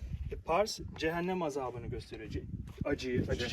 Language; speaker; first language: Turkish; native; Turkish